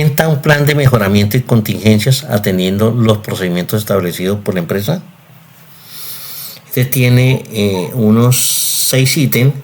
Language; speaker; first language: Spanish; native; Spanish